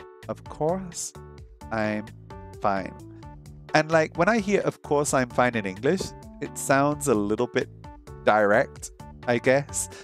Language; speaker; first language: English; native; English